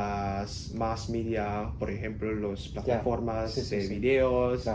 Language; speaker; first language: Spanish; non-native, learner; Cantonese